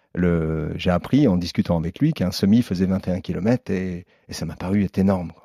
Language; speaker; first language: French; native; French